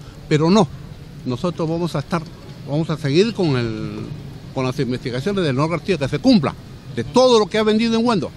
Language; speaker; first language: Spanish; native; Spanish